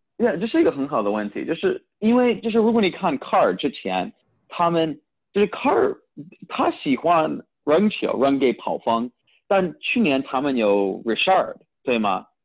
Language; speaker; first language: Chinese; early bilingual, heritage; Chinese